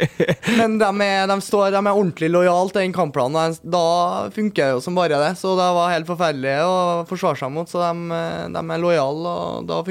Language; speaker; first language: Norwegian; native; Norwegian